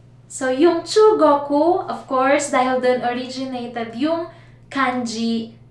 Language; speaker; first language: English; non-native, local second language; Filipino